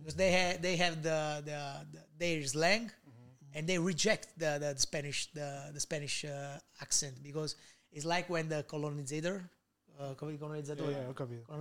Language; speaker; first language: English; non-native, learner; Italian